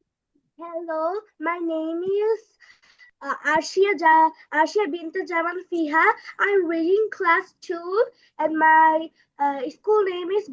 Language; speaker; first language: English; non-native, learner; Bangla